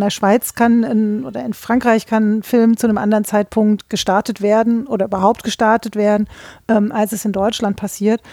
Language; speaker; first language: German; native; German